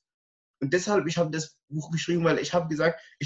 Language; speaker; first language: German; non-native, learner; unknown